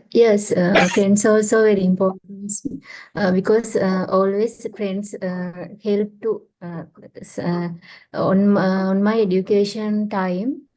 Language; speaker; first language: English; non-native, learner; Sinhala